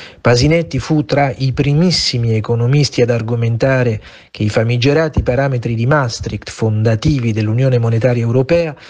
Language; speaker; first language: Italian; native; Italian